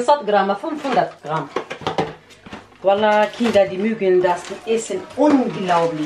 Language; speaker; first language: German; non-native, learner; Central Kurdish